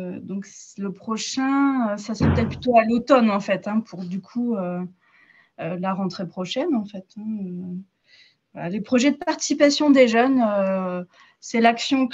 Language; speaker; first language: French; native; French